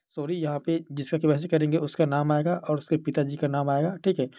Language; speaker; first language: Hindi; native; Hindi